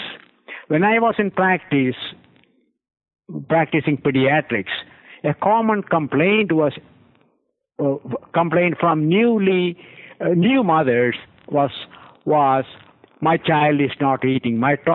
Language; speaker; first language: English; non-native, local second language; Malayalam